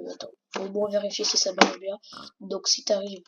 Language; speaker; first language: French; native; French